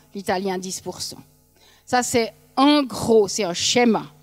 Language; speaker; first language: French; native; French